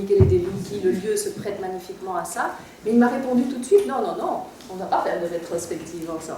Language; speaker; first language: French; native; French